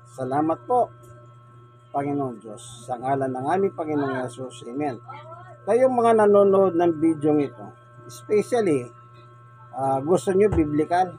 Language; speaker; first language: Filipino; non-native, local second language; Pampanga